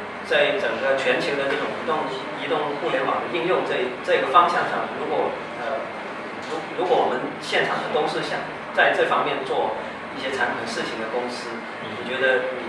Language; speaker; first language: Chinese; native; Chinese